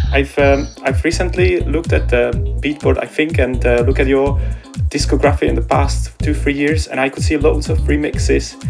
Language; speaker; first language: English; non-native, fluent; Czech